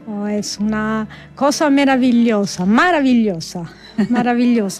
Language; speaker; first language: Spanish; non-native, learner; Italian